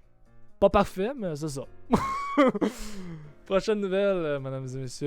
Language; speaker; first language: French; native; French